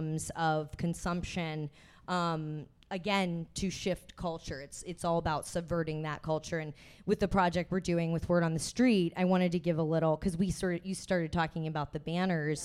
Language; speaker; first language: English; native; English